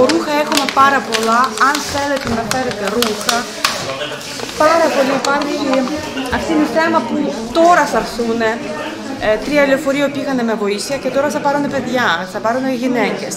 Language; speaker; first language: Greek; non-native, learner; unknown